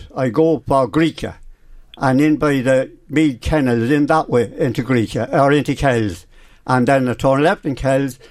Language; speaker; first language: English; native; English